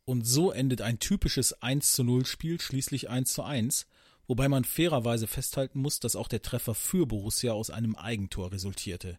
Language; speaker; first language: German; native; German